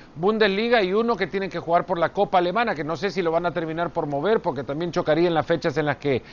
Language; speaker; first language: Spanish; native; Spanish